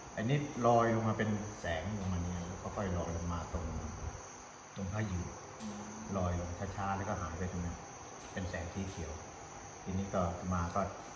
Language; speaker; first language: Thai; native; Thai